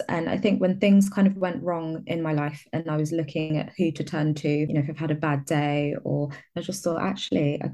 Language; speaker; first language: English; native; English